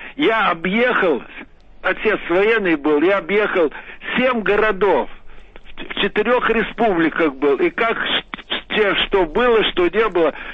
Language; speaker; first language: Russian; native; Russian